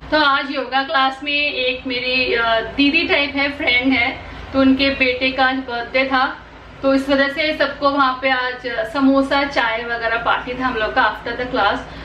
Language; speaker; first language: Hindi; non-native, local second language; Bangla